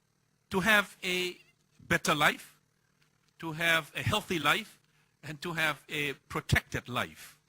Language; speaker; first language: English; non-native, fluent; Thai